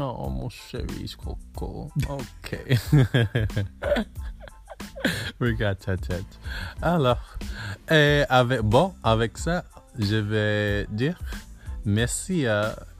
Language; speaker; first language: French; non-native, learner; English